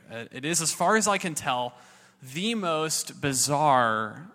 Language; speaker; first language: English; native; English